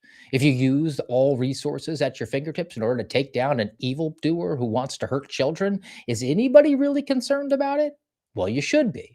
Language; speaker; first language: English; native; English